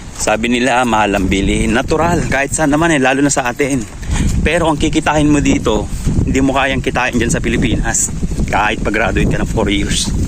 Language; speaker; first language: Filipino; native; Filipino